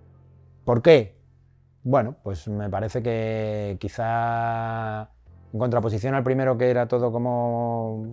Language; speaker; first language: Spanish; native; Spanish